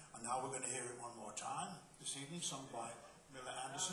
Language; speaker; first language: English; native; English